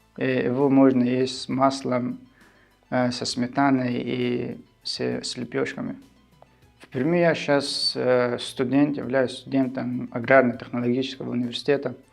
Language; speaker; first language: Russian; non-native, local second language; Shughni